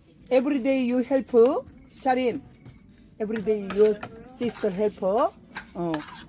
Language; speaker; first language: English; non-native, learner; Korean